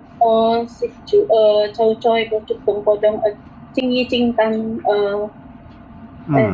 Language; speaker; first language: Cantonese; non-native, learner; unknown